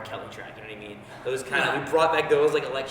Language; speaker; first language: English; native; English